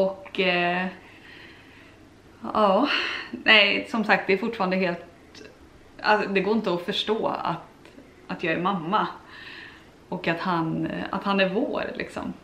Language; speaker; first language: Swedish; native; Swedish